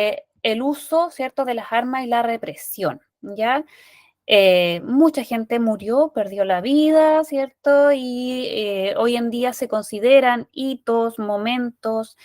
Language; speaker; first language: Spanish; native; Spanish